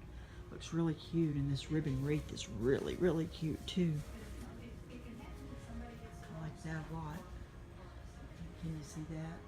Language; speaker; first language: English; native; English